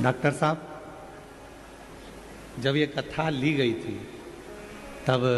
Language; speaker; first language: Hindi; native; Hindi